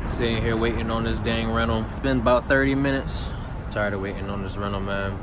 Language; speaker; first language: English; native; English